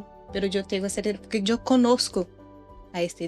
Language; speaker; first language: Spanish; non-native, learner; Portuguese